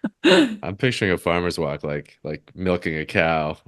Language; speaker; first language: English; native; English